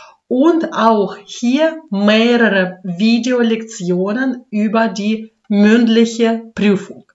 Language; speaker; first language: German; non-native, fluent; Russian